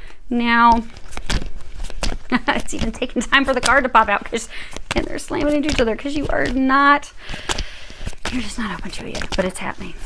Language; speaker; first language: English; native; English